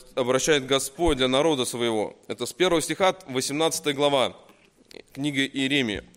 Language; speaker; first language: Russian; native; Russian